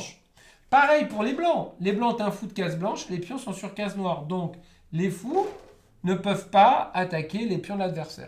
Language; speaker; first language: French; native; French